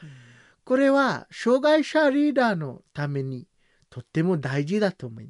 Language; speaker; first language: Japanese; non-native, learner; Samoan